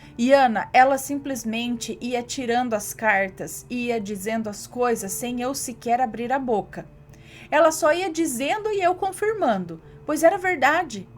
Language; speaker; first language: Portuguese; native; Portuguese